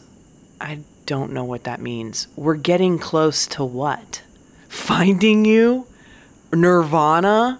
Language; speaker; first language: English; native; English